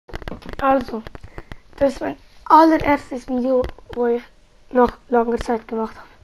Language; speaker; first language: German; early bilingual, other home language; Italian